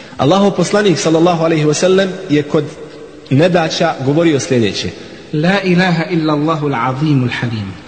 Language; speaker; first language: Bosnian; non-native, fluent; Arabic